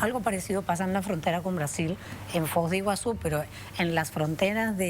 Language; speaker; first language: Spanish; native; Spanish